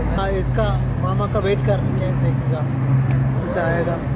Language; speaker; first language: Hindi; non-native, local second language; Malayalam